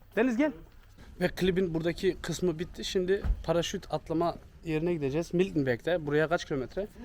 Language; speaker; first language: Turkish; early bilingual, heritage; Turkish